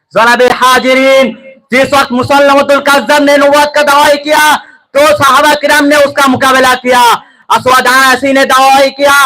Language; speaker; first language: Urdu; non-native, fluent; Bangla